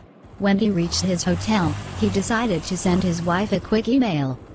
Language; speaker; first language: English; non-native, learner; Khmer